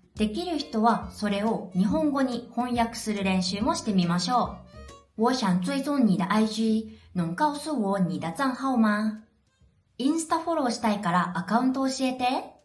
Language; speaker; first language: Japanese; native; Japanese